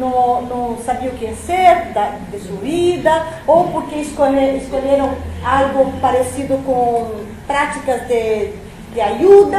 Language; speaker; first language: Spanish; non-native, fluent; Portuguese